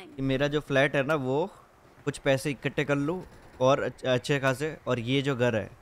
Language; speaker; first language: Hindi; non-native, local second language; Gujarati